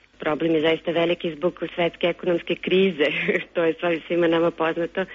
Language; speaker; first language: Serbian; native; Serbian